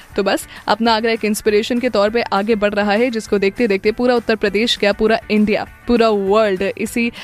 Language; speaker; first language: Hindi; native; Hindi